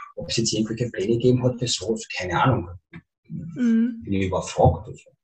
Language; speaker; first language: German; native; German